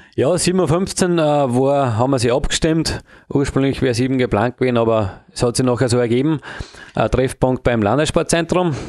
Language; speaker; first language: German; native; German